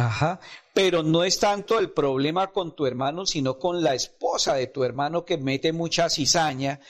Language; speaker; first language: Spanish; native; Spanish